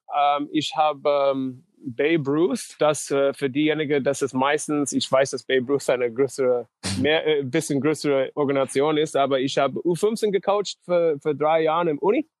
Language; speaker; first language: German; non-native, fluent; English